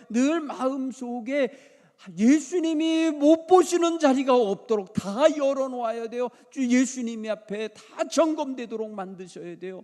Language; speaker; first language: Korean; native; Korean